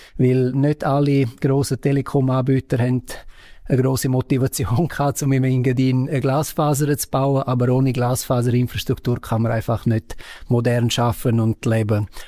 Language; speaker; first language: German; non-native, local second language; Romansh